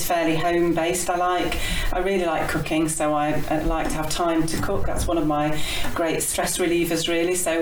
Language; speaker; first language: English; native; English